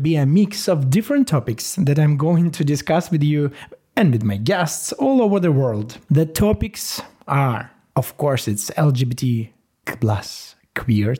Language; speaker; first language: English; non-native, fluent; Russian